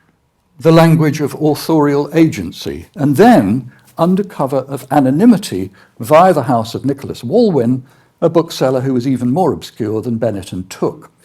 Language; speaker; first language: English; native; English